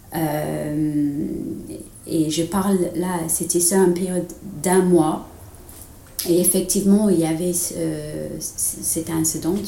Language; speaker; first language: French; non-native, fluent; English